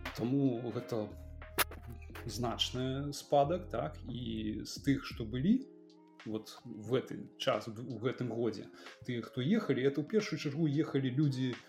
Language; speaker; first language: Belarusian; native; Belarusian